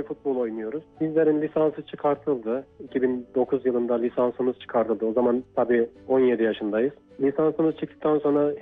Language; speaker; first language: Turkish; native; Turkish